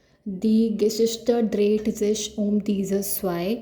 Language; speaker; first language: German; non-native, learner; Hindi